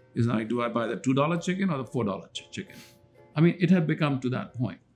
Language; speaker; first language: English; non-native, local second language; Hindi